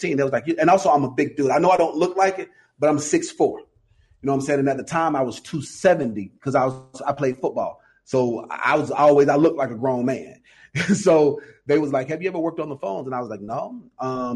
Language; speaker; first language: English; native; English